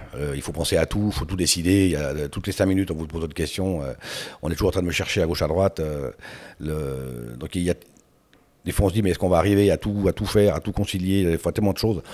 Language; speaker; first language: French; native; French